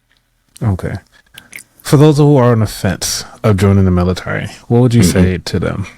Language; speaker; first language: English; native; English